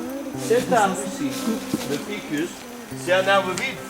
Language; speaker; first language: French; non-native, learner; Spanish